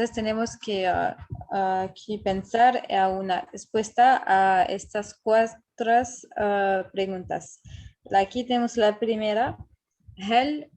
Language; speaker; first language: Spanish; non-native, fluent; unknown